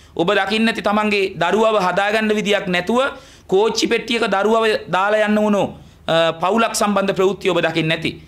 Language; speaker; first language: Sinhala; native; Sinhala